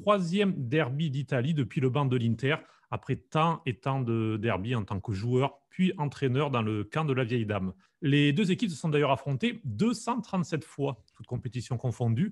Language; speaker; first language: French; native; French